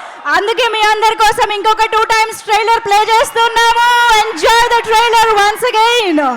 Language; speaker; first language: Telugu; native; Telugu